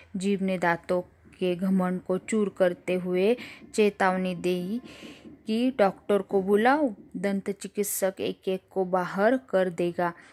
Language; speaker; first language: Hindi; non-native, local second language; Marathi